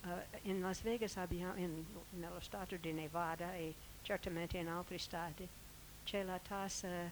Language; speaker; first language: Italian; non-native, fluent; English